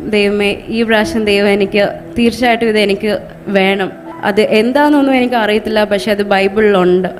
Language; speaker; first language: Malayalam; early bilingual, heritage; Malayalam